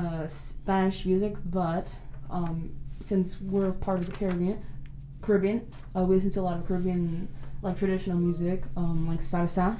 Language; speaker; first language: English; non-native, local second language; Spanish